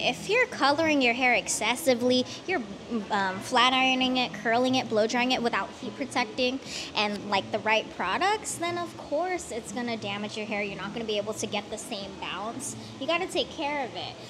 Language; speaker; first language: English; native; English